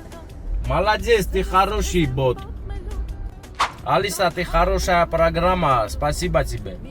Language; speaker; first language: Russian; non-native, learner; Armenian